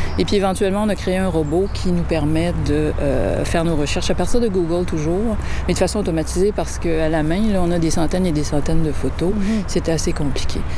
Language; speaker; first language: French; native; French